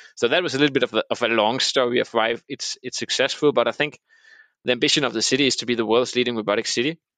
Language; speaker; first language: English; non-native, fluent; Danish